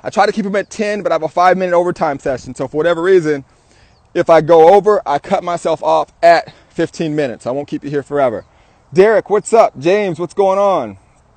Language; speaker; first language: English; native; English